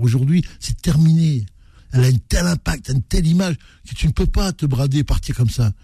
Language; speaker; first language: French; native; French